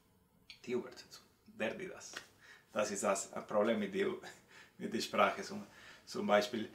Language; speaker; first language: German; non-native, learner; Spanish